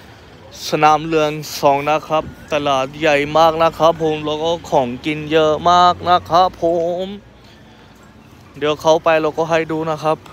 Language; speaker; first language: Thai; non-native, fluent; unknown